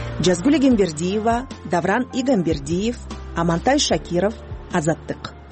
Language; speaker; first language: Kyrgyz; native; Kyrgyz